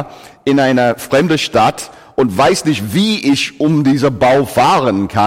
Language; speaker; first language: German; non-native, fluent; English